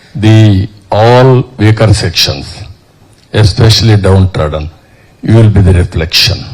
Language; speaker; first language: English; non-native, local second language; Telugu